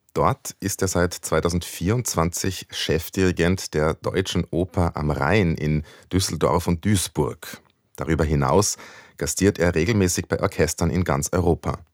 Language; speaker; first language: German; native; German